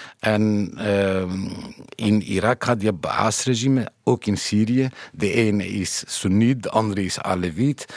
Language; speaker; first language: Dutch; non-native, fluent; Kurdish